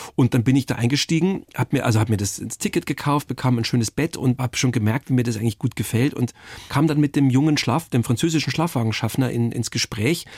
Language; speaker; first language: German; native; German